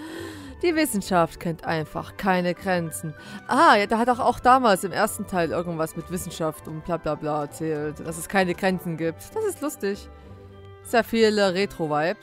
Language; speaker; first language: German; native; German